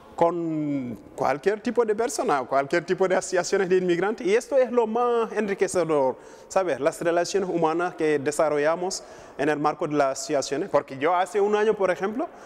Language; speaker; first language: Spanish; non-native, fluent; Wolof